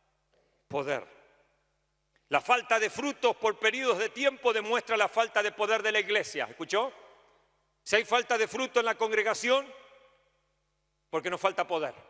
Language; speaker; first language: Spanish; native; Spanish